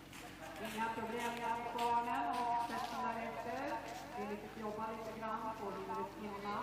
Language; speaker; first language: Swedish; native; Swedish